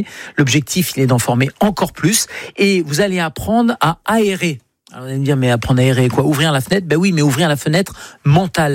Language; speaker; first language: French; native; French